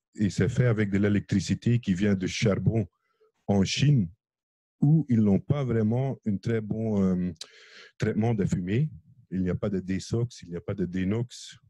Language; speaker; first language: French; non-native, fluent; Dutch